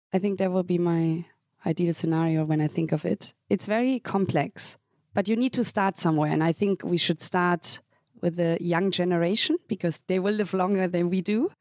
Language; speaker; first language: English; non-native, fluent; German